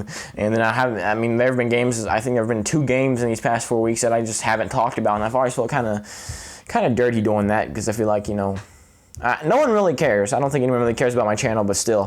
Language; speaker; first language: English; native; English